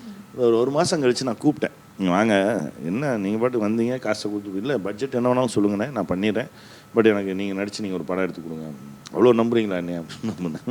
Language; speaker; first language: Tamil; native; Tamil